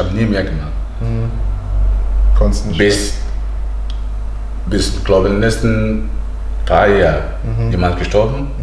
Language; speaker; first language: German; non-native, learner; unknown